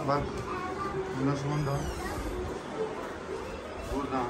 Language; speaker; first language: Turkish; non-native, learner; Urdu